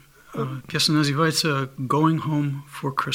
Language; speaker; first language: Russian; non-native, fluent; English